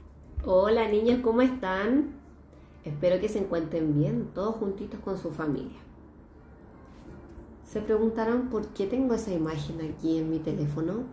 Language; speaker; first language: Spanish; native; Spanish